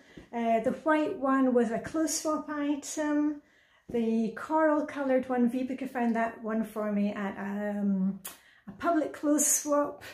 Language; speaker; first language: English; native; English